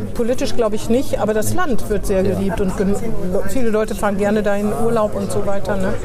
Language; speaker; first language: German; native; German